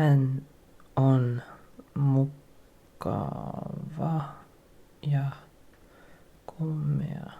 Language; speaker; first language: Finnish; non-native, learner; English